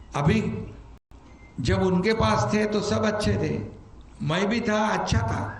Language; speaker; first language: Hindi; non-native, local second language; Marathi